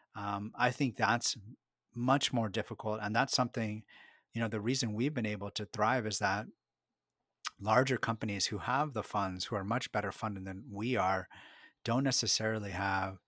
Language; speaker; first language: English; early bilingual, other home language; Spanish